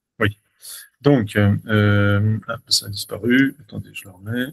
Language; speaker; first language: French; native; French